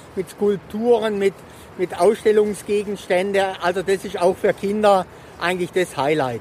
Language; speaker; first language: German; native; German